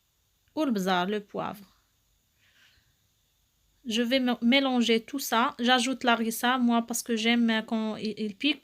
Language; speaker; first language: French; non-native, local second language; Arabic